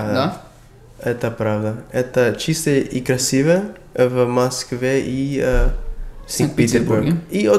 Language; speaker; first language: Russian; non-native, learner; English